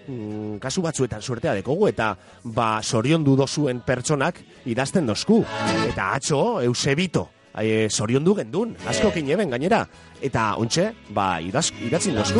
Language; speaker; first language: Basque; native; Basque